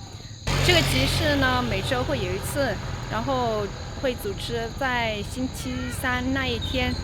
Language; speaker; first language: Chinese; non-native, fluent; Vietnamese